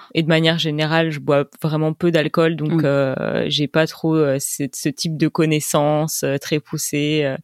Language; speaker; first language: French; native; French